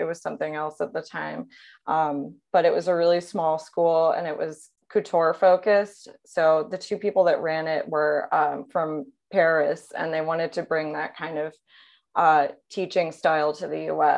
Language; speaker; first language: English; native; English